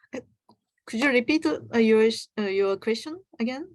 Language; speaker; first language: English; non-native, learner; Japanese